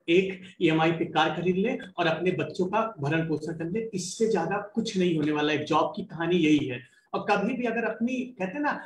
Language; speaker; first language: Hindi; native; Hindi